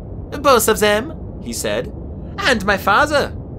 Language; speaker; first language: English; native; English